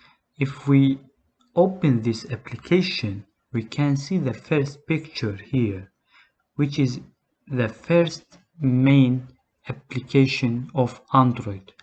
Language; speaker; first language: English; non-native, learner; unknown